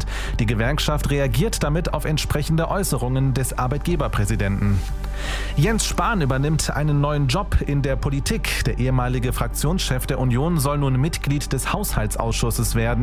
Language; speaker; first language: German; native; German